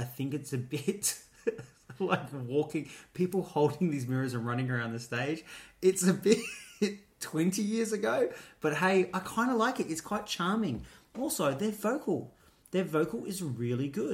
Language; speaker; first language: English; native; English